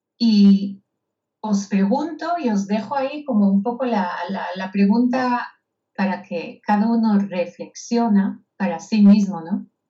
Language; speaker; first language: Spanish; non-native, fluent; Hebrew